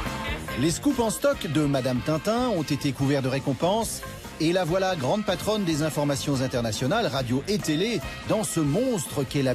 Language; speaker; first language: French; native; French